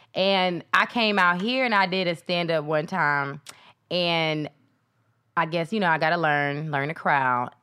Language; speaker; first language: English; native; English